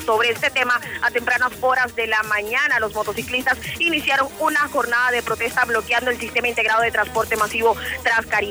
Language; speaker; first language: Spanish; native; Spanish